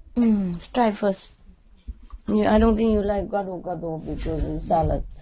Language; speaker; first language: English; non-native, fluent; Vietnamese